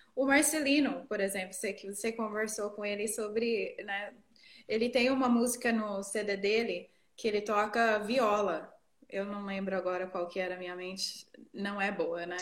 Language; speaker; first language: Portuguese; non-native, fluent; English